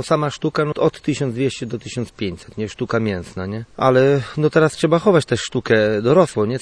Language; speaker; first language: Polish; native; Polish